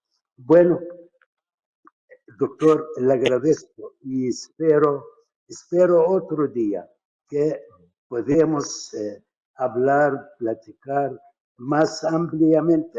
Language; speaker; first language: Spanish; non-native, fluent; Arabic